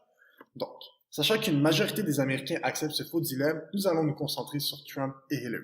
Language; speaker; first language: French; native; French